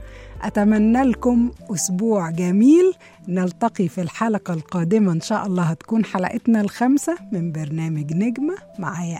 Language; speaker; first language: Arabic; native; Arabic